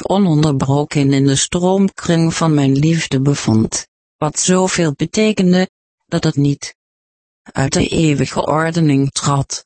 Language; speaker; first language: Dutch; native; Dutch